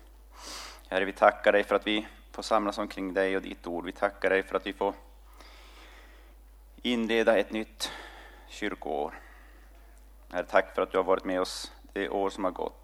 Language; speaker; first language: Swedish; native; Swedish